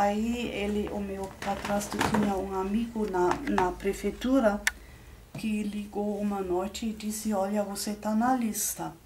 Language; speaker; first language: Portuguese; non-native, fluent; German